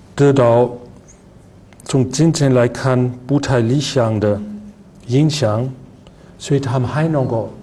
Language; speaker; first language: Chinese; non-native, fluent; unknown